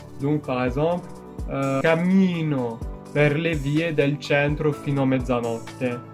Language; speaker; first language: Italian; non-native, fluent; French